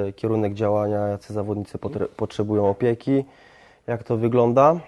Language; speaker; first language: Polish; early bilingual, heritage; Polish